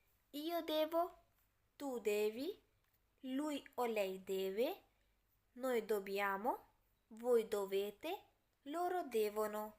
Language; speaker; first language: Italian; non-native, fluent; Urdu